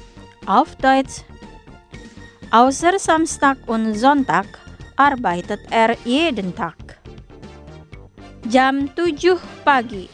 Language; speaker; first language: German; non-native, fluent; Indonesian